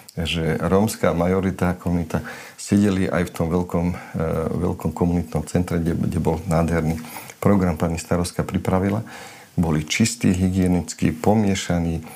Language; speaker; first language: Slovak; non-native, local second language; Romany